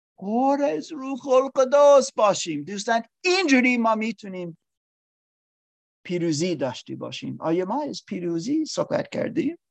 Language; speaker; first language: Persian; non-native, learner; English